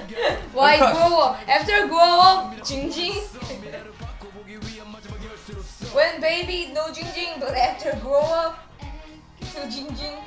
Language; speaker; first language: English; non-native, learner; Korean